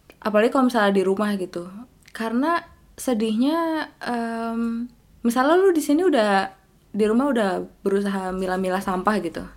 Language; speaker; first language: Indonesian; native; Indonesian